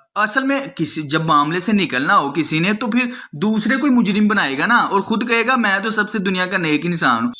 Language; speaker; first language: Urdu; non-native, local second language; Punjabi